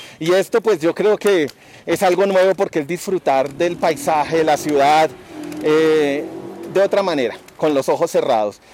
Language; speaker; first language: Spanish; native; Spanish